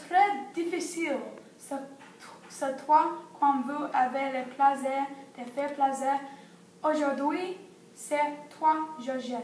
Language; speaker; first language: French; non-native, learner; English